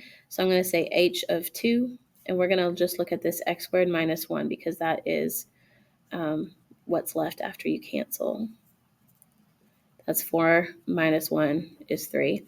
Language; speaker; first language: English; native; English